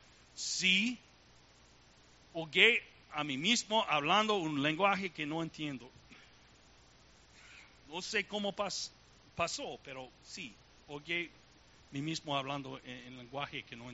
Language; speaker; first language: Spanish; non-native, learner; English